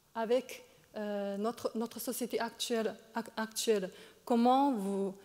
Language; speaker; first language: French; non-native, fluent; Chinese